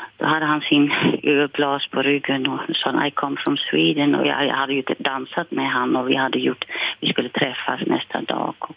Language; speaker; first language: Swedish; non-native, fluent; Dutch